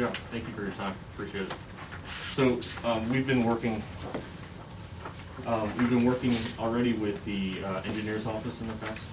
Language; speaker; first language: English; native; English